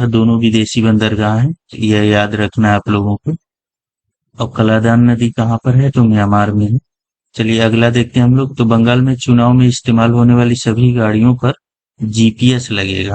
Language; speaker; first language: Hindi; native; Hindi